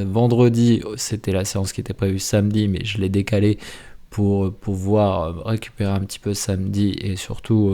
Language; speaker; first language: French; native; French